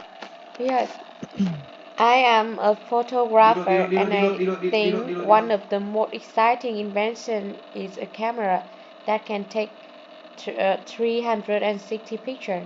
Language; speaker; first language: English; non-native, learner; Vietnamese